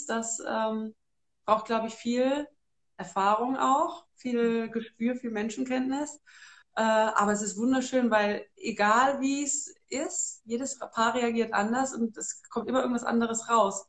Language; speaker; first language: German; native; German